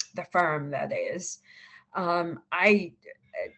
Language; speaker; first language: English; non-native, fluent; Chinese